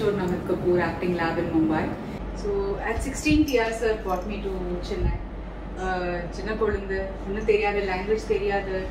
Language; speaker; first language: Tamil; non-native, local second language; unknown